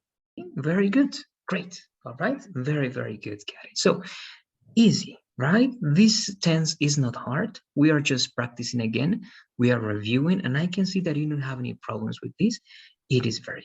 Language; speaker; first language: English; non-native, fluent; Spanish